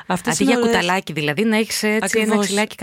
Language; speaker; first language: Greek; native; Greek